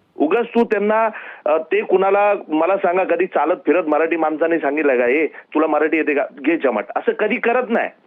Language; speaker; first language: Marathi; non-native, local second language; Gujarati